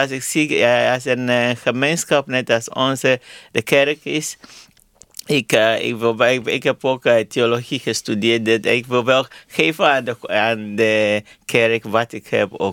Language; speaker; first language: Dutch; non-native, fluent; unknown